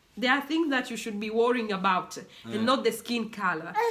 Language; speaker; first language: English; non-native, local second language; Swahili